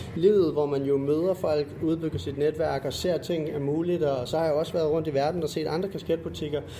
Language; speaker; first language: Danish; native; Danish